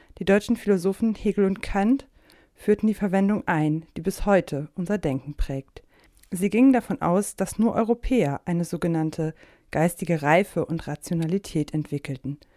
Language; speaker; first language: German; native; German